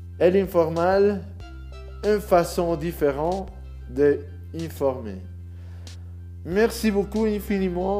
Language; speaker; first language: French; non-native, learner; Spanish